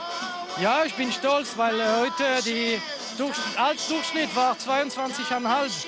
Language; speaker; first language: German; non-native, local second language; French